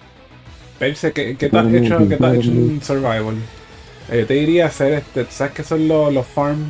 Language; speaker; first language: Spanish; native; Spanish